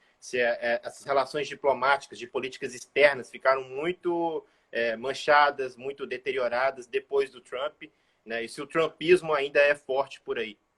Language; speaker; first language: Portuguese; native; Portuguese